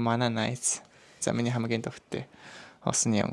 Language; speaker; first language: Mongolian; non-native, learner; Japanese